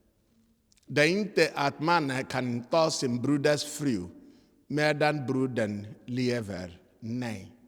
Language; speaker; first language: Swedish; non-native, fluent; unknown